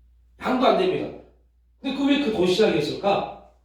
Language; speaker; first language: Korean; native; Korean